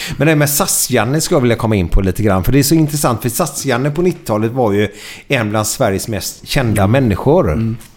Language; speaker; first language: Swedish; native; Swedish